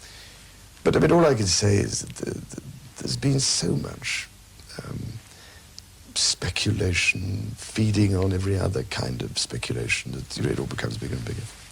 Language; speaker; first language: English; native; English